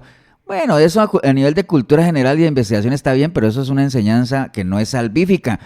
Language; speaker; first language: Spanish; native; Spanish